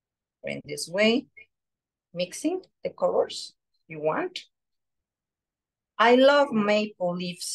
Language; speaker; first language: English; non-native, learner; Spanish